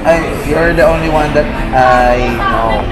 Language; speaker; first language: English; non-native, local second language; Filipino